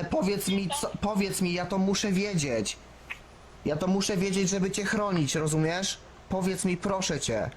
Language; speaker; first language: Polish; native; Polish